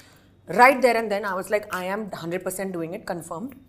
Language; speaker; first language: Telugu; non-native, learner; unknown